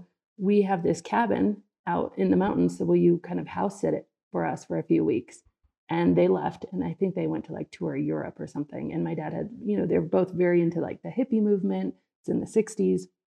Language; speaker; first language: English; native; English